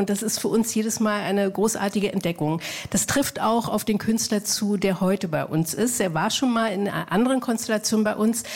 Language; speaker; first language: German; native; German